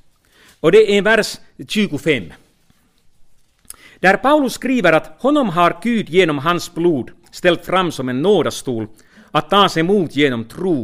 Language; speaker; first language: Swedish; non-native, fluent; Finnish